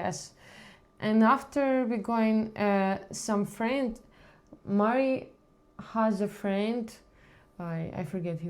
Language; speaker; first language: English; non-native, learner; Ukrainian